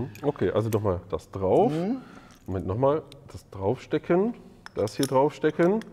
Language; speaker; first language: German; native; German